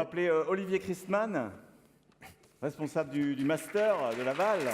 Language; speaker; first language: French; native; French